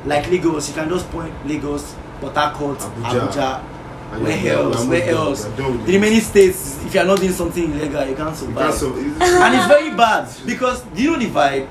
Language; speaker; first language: English; non-native, local second language; Yoruba